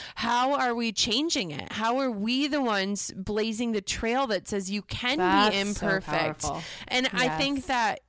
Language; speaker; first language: English; native; English